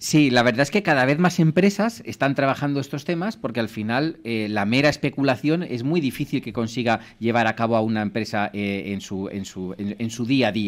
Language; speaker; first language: Spanish; native; Spanish